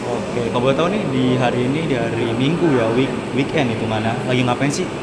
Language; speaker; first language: Indonesian; native; Indonesian